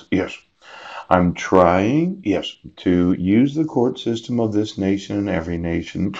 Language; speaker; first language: English; native; English